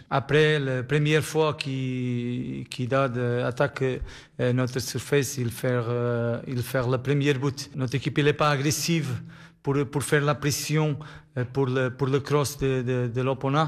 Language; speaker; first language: French; non-native, learner; Portuguese